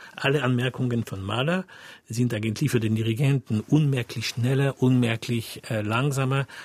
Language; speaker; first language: German; non-native, fluent; French